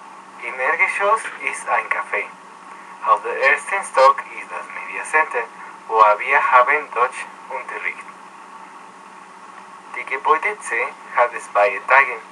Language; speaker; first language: German; non-native, learner; Spanish